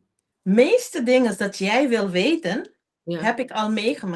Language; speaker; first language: Dutch; non-native, local second language; Papiamento